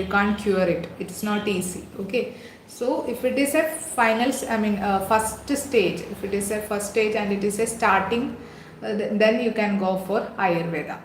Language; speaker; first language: English; non-native, local second language; Malayalam